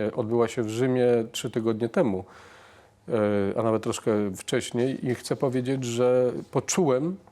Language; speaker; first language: Polish; native; Polish